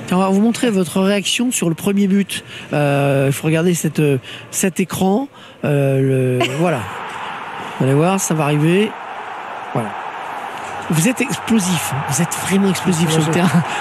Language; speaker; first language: French; native; French